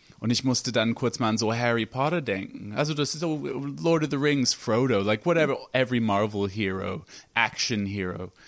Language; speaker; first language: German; non-native, fluent; English